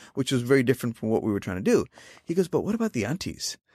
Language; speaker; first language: English; non-native, local second language; Hindi